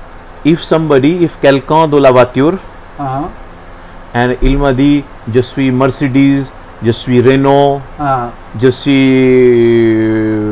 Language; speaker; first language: French; non-native, learner; Hindi